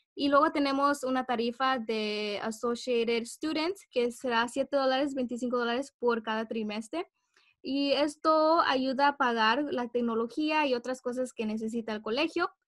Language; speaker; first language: Spanish; early bilingual, heritage; Spanish